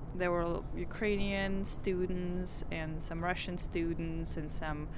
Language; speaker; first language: English; non-native, fluent; Russian